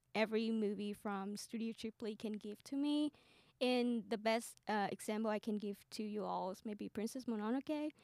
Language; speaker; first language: English; non-native, fluent; Vietnamese